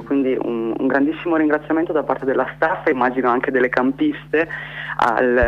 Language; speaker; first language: Italian; native; Italian